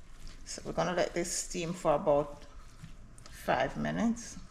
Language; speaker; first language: English; non-native, local second language; Jamaican Creole English